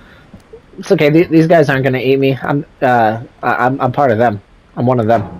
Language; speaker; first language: English; native; English